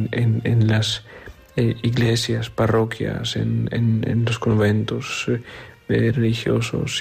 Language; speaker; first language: Spanish; non-native, fluent; Polish